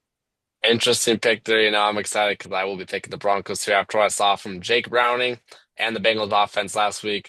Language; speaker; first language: English; native; English